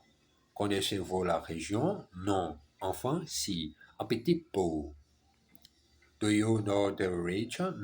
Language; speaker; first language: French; non-native, learner; German